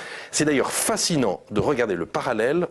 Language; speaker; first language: French; native; French